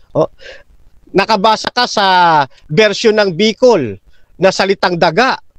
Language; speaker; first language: Filipino; native; Filipino